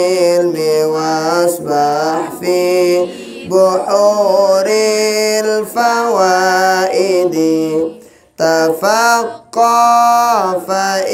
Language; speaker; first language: Arabic; non-native, fluent; Indonesian